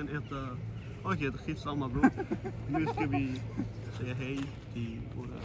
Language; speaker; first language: Swedish; early bilingual, other home language; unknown